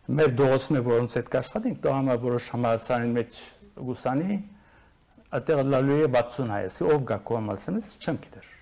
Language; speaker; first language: Armenian; early bilingual, heritage; Arabic